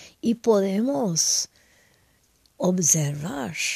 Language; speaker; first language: Spanish; non-native, fluent; French